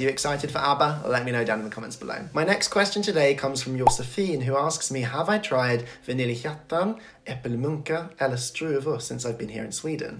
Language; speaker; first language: English; native; English